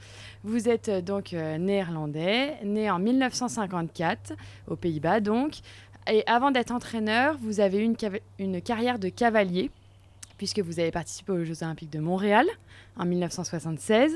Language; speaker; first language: French; native; French